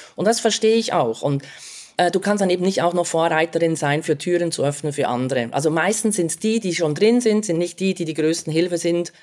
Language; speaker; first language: German; native; German